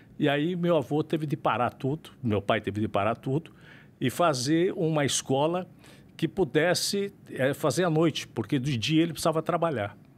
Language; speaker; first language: Portuguese; native; Portuguese